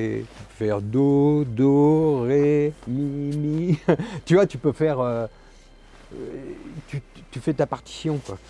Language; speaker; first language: French; native; French